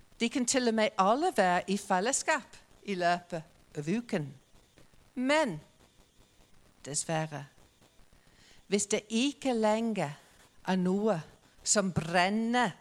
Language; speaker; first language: Norwegian; non-native, fluent; English